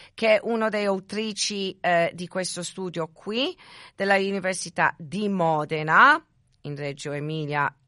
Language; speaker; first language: Italian; early bilingual, other home language; English